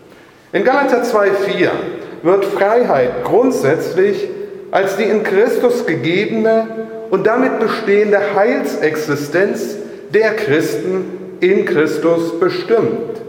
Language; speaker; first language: German; native; German